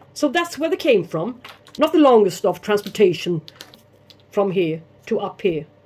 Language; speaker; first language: English; non-native, fluent; Swedish